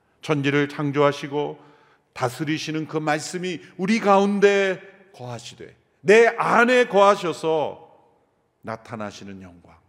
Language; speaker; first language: Korean; native; Korean